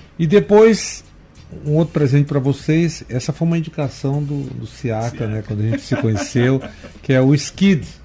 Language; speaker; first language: Portuguese; native; Portuguese